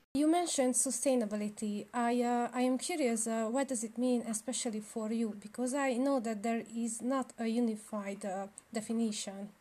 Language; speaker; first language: English; non-native, learner; Hungarian